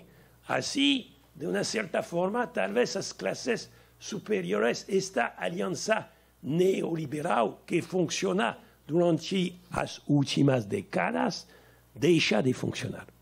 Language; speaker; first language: Portuguese; non-native, learner; French